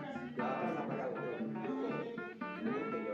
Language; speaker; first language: Spanish; non-native, local second language; Galician